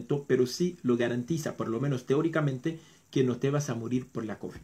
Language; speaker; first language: Spanish; non-native, fluent; Haitian Creole